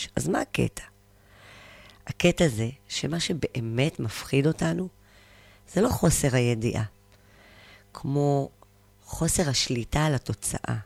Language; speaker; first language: Hebrew; native; Hebrew